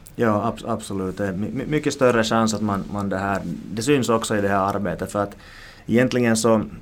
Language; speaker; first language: Swedish; native; Swedish